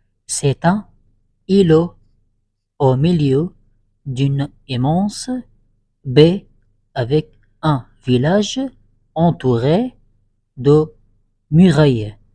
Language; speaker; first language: French; non-native, fluent; Arabic